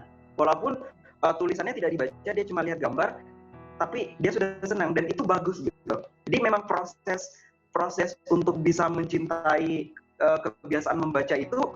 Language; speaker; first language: Indonesian; non-native, local second language; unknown